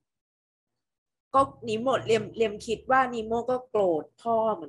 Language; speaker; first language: Thai; native; Thai